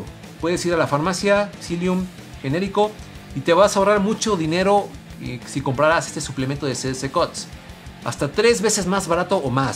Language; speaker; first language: Spanish; native; Spanish